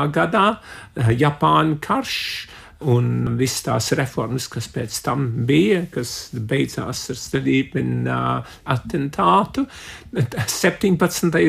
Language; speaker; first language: Latvian; early bilingual, heritage; Latvian